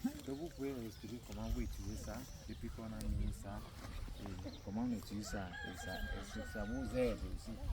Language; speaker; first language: French; non-native, local second language; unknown